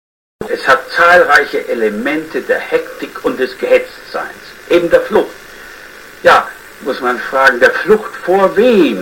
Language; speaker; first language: German; native; German